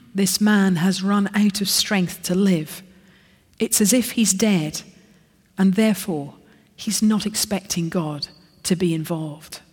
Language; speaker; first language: English; native; English